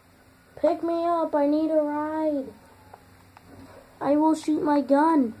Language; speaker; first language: English; native; English